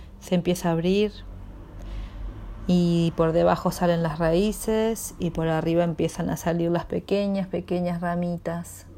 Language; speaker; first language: Spanish; native; Spanish